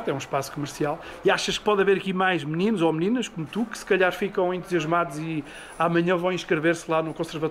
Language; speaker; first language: Portuguese; native; Portuguese